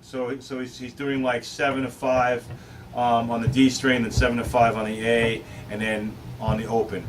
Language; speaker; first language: English; native; English